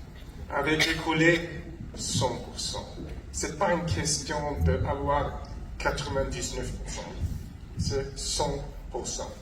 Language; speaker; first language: French; non-native, fluent; English